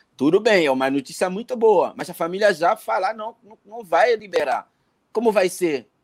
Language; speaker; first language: Portuguese; non-native, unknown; Haitian Creole